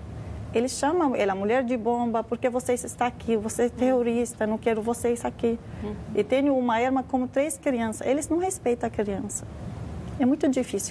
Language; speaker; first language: Portuguese; non-native, learner; Arabic